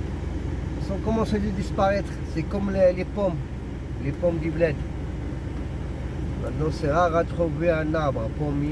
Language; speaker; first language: French; non-native, local second language; Arabic